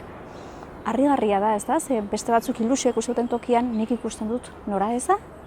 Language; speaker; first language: Basque; native; Basque